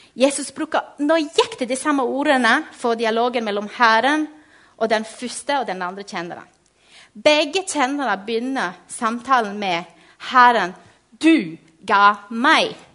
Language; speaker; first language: Norwegian; non-native, fluent; Portuguese